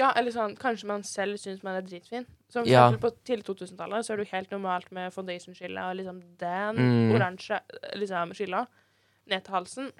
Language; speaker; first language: Norwegian; native; Norwegian